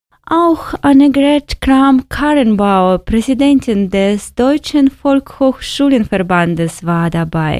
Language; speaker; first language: German; non-native, fluent; Ukrainian